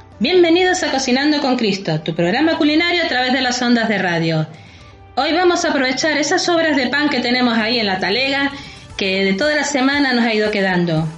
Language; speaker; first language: Spanish; native; Spanish